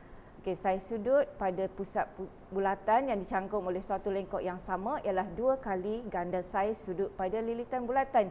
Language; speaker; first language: Malay; native; Malay